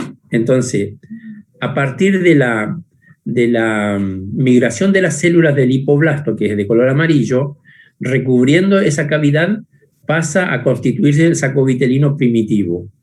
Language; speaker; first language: Spanish; native; Spanish